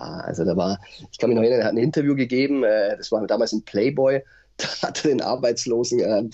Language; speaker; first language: German; native; German